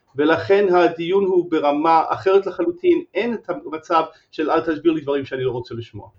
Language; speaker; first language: Hebrew; non-native, fluent; English